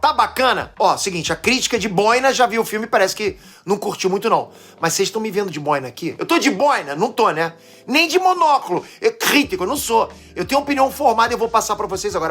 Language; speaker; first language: Portuguese; native; Portuguese